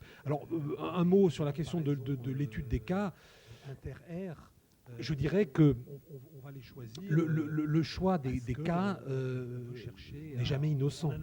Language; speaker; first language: French; native; French